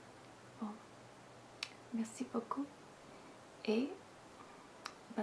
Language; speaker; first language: French; non-native, learner; English